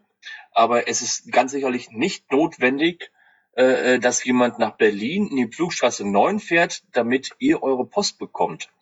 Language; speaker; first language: German; native; German